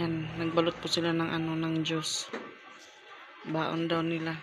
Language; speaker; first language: Filipino; native; Filipino